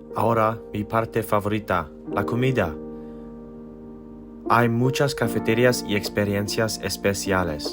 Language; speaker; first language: Spanish; non-native, learner; Thai